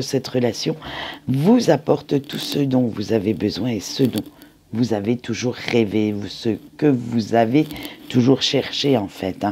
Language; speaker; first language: French; native; French